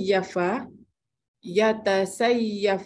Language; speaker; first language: Arabic; non-native, learner; Indonesian